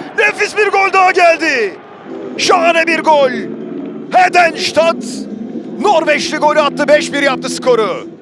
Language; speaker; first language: Turkish; native; Turkish